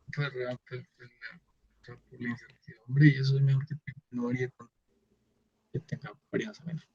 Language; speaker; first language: Spanish; native; Spanish